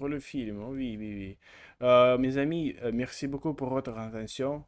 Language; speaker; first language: French; non-native, learner; Russian